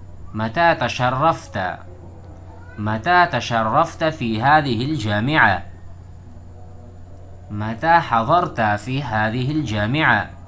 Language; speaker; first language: Arabic; non-native, fluent; Urdu